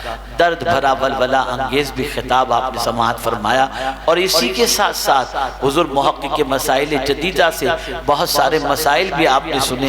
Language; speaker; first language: Urdu; native; Urdu